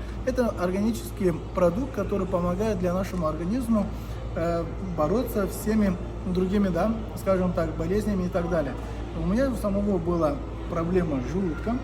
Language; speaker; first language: Russian; non-native, fluent; Turkish